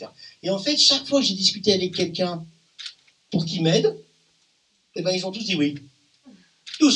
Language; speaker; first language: French; native; French